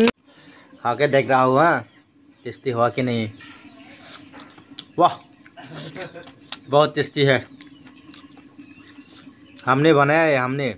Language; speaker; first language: Hindi; non-native, local second language; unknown